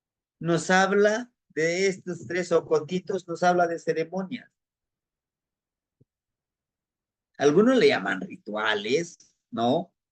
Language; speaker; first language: Spanish; native; Spanish